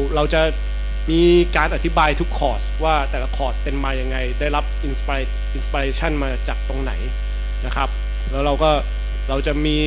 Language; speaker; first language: Thai; native; Thai